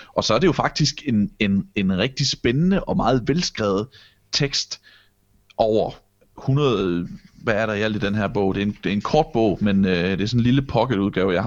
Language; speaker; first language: Danish; native; Danish